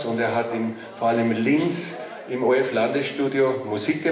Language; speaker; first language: German; native; German